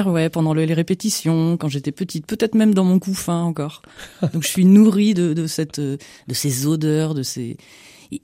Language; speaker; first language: French; native; French